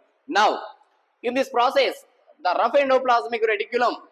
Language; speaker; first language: English; non-native, local second language; Telugu